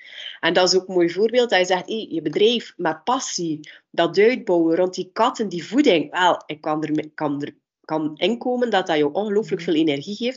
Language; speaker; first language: Dutch; native; Dutch